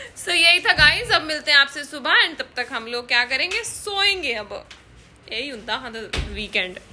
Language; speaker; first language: Hindi; native; Hindi